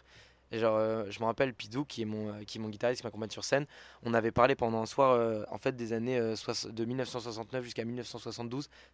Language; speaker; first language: French; native; French